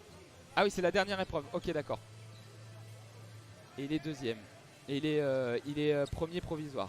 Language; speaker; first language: French; native; French